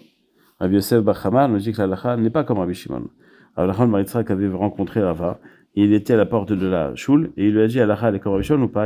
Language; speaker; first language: French; native; French